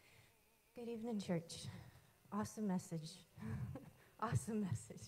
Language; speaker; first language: English; native; English